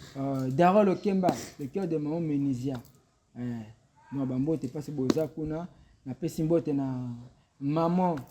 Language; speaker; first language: Lingala; native; Lingala